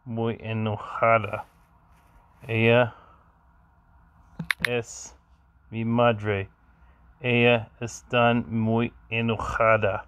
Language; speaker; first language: Spanish; non-native, learner; English